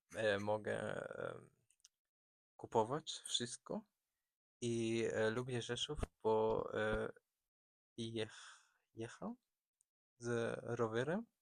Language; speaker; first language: Polish; non-native, learner; German